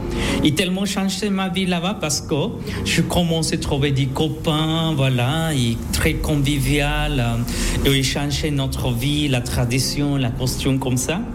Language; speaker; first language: French; non-native, learner; Spanish